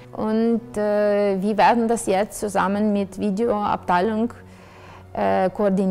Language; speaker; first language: German; non-native, fluent; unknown